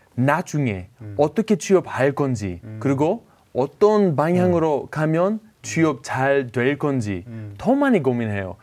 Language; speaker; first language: Korean; non-native, fluent; Greek